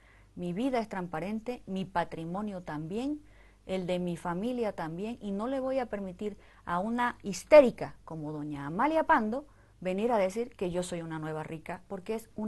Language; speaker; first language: Spanish; native; Spanish